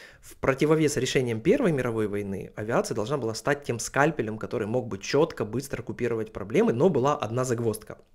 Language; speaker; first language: Russian; native; Russian